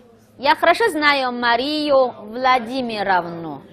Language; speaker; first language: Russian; non-native, fluent; Chinese